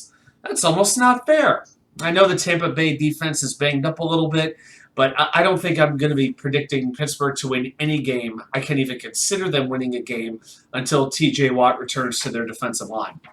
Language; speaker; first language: English; native; English